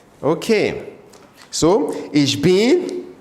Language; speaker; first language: German; non-native, fluent; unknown